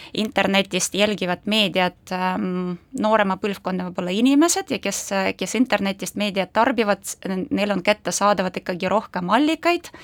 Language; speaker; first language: Estonian; non-native, local second language; Russian